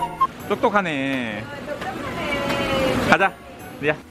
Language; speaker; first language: Korean; native; Korean